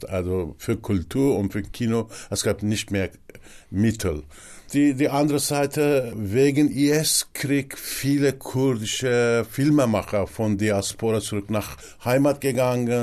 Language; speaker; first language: German; non-native, learner; Kurdish